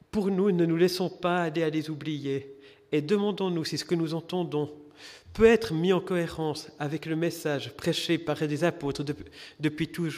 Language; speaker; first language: French; native; French